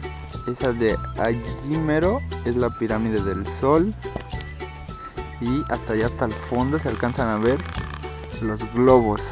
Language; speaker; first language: Spanish; native; Spanish